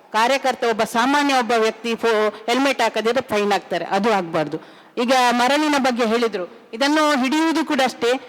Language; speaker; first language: Kannada; native; Kannada